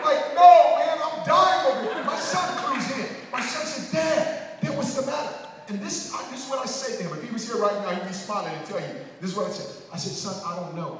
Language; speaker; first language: English; native; English